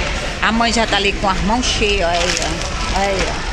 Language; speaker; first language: Portuguese; native; Portuguese